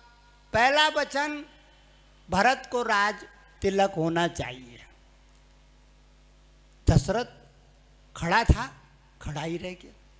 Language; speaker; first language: Hindi; native; Hindi